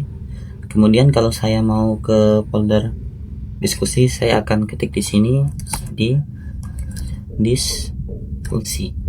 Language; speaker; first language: Indonesian; native; Indonesian